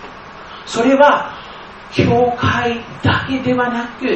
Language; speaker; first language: Japanese; non-native, fluent; English